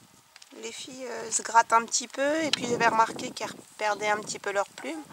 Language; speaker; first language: French; native; French